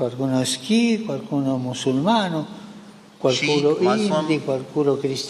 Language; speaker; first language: Italian; non-native, fluent; Spanish